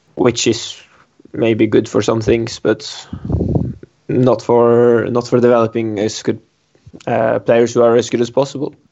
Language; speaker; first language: English; non-native, fluent; Norwegian